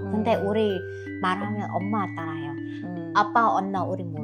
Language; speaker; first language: Korean; non-native, learner; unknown